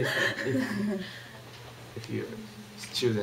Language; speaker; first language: English; non-native, learner; Japanese